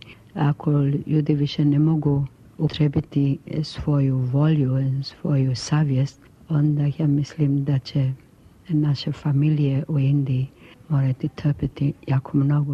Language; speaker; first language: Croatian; non-native, local second language; Albanian